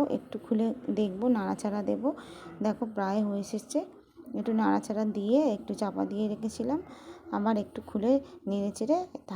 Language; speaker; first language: Bangla; native; Bangla